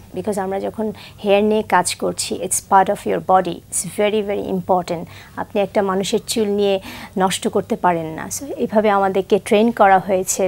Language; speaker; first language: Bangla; native; Bangla